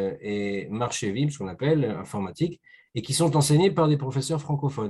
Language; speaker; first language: French; native; French